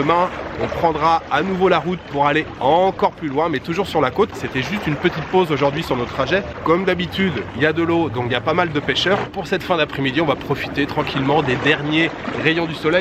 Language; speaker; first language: French; native; French